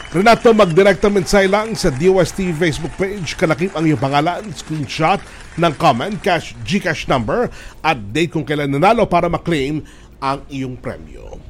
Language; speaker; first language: Filipino; native; Filipino